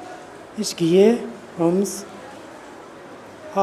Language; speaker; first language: German; non-native, learner; Urdu